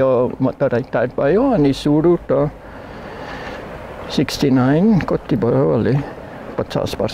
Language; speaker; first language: Nepali; non-native, learner; German